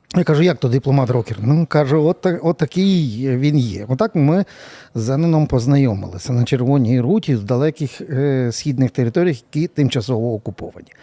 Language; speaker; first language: Ukrainian; native; Ukrainian